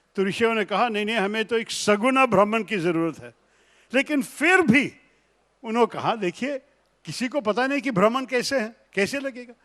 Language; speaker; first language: Hindi; non-native, local second language; Malayalam